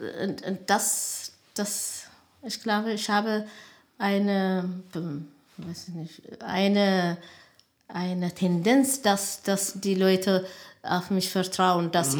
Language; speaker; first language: German; non-native, learner; Amharic